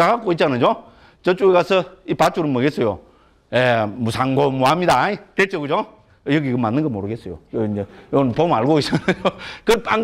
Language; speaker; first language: Korean; native; Korean